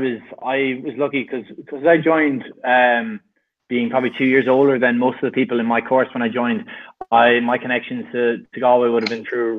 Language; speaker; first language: English; native; English